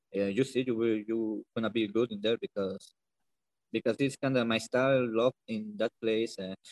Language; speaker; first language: English; non-native, learner; Spanish